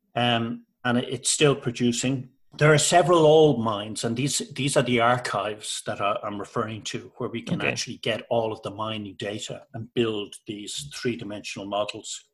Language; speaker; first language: English; native; English